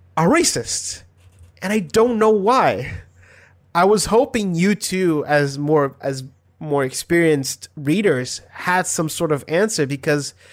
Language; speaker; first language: English; non-native, fluent; Portuguese